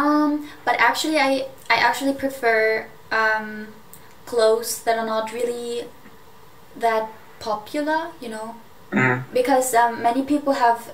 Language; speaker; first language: English; non-native, fluent; German